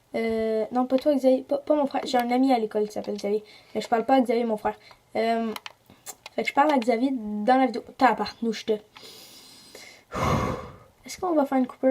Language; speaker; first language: French; native; French